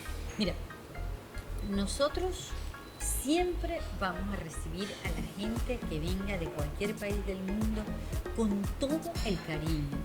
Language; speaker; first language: Spanish; native; Spanish